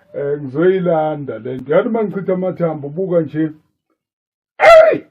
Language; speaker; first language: Zulu; native; Zulu